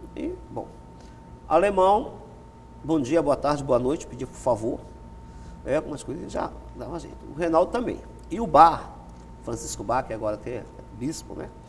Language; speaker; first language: Portuguese; native; Portuguese